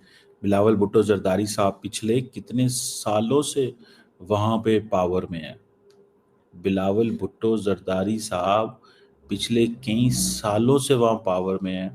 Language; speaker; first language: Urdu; non-native, local second language; Punjabi